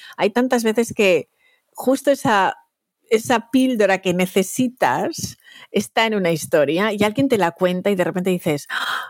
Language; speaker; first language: Spanish; native; Spanish